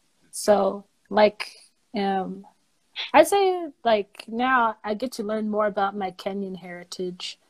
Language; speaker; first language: English; native; English